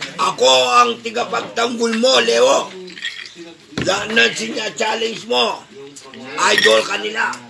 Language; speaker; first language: Filipino; non-native, local second language; Pampanga